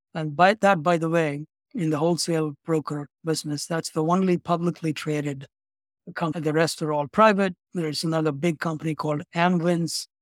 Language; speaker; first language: English; non-native, local second language; Tamil